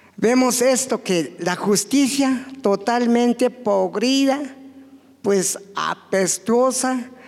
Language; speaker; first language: Spanish; non-native, local second language; Tzotzil